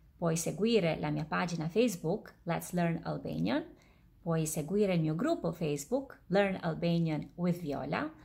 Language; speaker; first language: Italian; non-native, fluent; Albanian